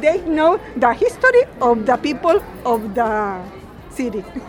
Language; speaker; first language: English; non-native, learner; Spanish